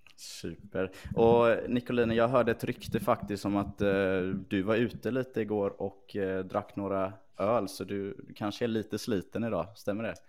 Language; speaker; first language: Swedish; native; Swedish